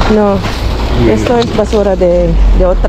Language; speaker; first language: Spanish; non-native, learner; Filipino